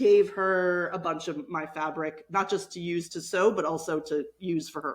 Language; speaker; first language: English; native; English